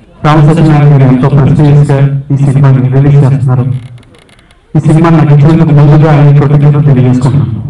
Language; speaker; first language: Telugu; native; Telugu